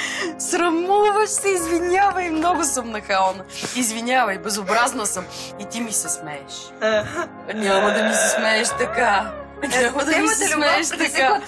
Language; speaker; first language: Bulgarian; native; Bulgarian